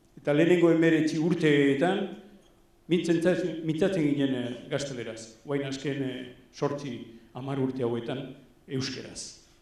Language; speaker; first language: Basque; non-native, local second language; Spanish